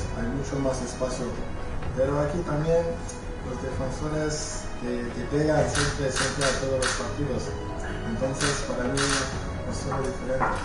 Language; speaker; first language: Spanish; non-native, fluent; French